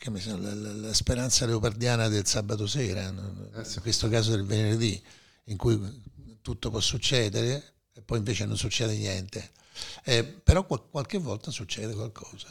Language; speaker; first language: Italian; native; Italian